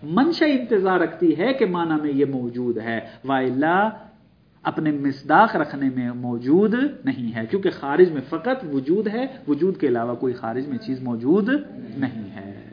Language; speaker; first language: Urdu; non-native, local second language; Punjabi